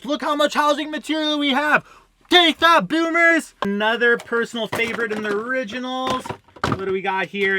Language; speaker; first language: English; native; English